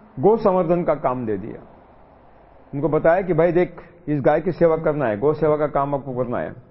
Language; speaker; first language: Hindi; non-native, local second language; Marathi